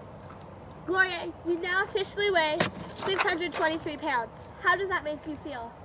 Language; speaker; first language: English; native; English